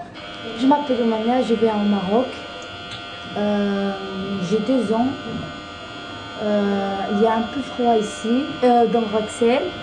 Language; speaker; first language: French; non-native, learner; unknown